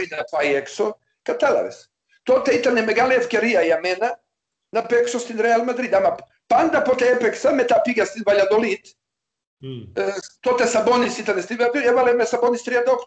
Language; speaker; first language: Greek; non-native, learner; Serbian